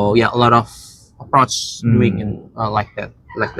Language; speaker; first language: English; non-native, fluent; Indonesian